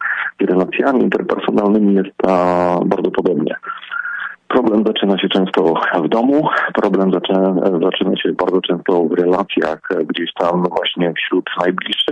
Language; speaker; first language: Polish; native; Polish